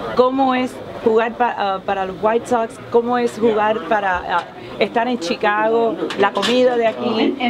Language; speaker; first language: Spanish; early bilingual, heritage; Spanish